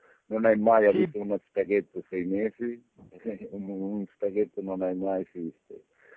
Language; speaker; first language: Italian; non-native, learner; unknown